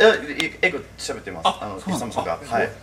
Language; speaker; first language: Japanese; non-native, fluent; English